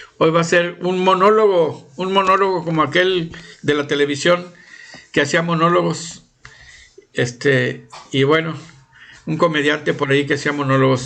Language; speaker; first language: Spanish; native; Spanish